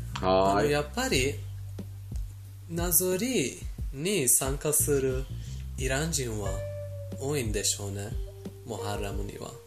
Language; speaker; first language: Japanese; non-native, fluent; Persian